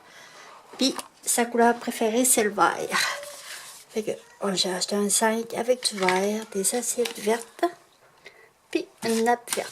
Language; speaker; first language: French; native; French